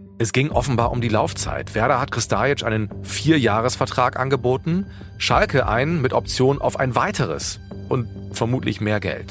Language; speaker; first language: German; native; German